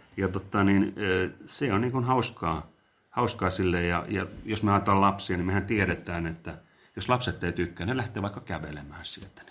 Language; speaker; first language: Finnish; native; Finnish